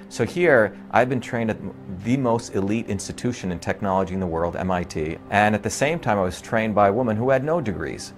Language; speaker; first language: English; non-native, local second language; Tamil